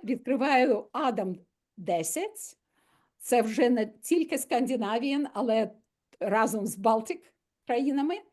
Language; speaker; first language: Ukrainian; non-native, local second language; Russian